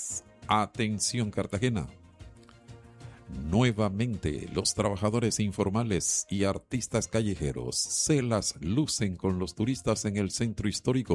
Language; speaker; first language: Spanish; native; Spanish